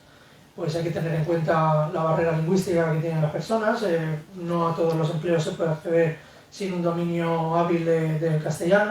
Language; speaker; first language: Spanish; native; Spanish